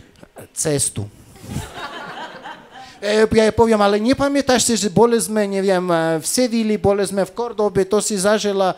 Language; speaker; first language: Slovak; non-native, fluent; Russian